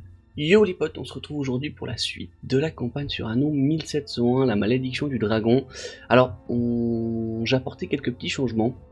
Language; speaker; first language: French; native; French